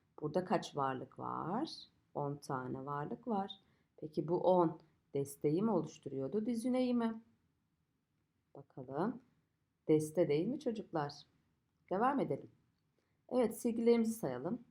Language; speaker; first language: Turkish; native; Turkish